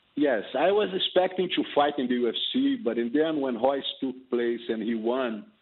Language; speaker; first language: English; non-native, fluent; Portuguese